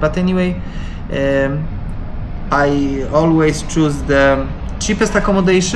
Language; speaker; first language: English; non-native, learner; Polish